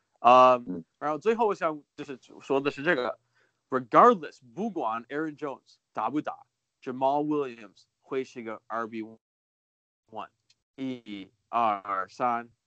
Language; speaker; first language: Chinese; early bilingual, heritage; Chinese